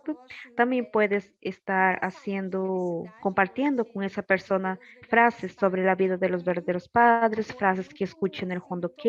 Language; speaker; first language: Spanish; non-native, learner; Portuguese